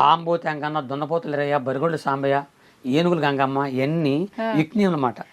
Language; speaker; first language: Telugu; non-native, local second language; Koya